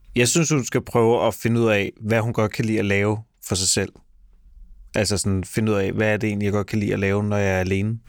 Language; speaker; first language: Danish; native; Danish